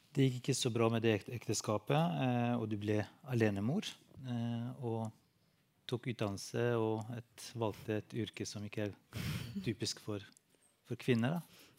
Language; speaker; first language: Norwegian; non-native, fluent; Albanian